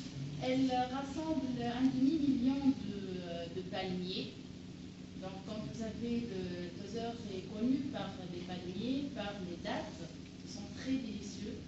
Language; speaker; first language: French; non-native, local second language; Arabic